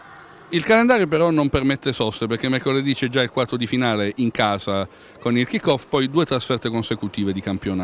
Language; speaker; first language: Italian; native; Italian